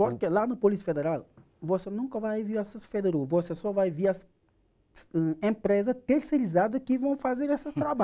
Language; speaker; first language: Portuguese; non-native, learner; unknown